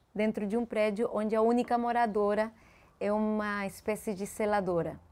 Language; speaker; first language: Portuguese; early bilingual, heritage; Spanish